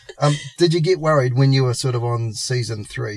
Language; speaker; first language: English; native; English